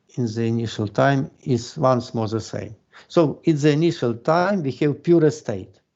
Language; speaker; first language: English; non-native, fluent; Ukrainian